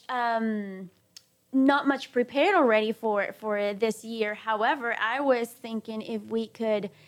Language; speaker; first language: English; non-native, fluent; Spanish